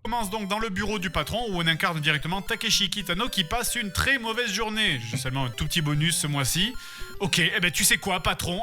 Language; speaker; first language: French; native; French